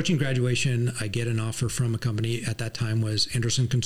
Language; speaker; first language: English; native; English